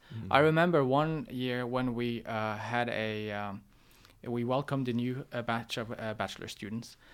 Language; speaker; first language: English; non-native, fluent; Norwegian